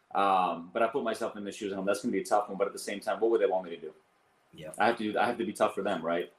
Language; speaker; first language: English; early bilingual, other home language; Armenian